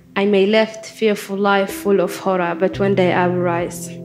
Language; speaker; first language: English; non-native, fluent; Somali